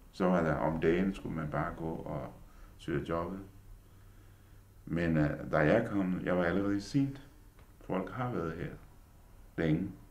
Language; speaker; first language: Danish; non-native, fluent; Urdu